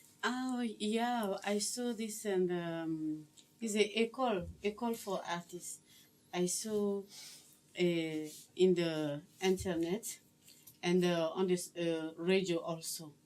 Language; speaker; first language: English; non-native, learner; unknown